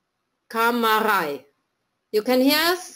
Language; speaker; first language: English; non-native, fluent; German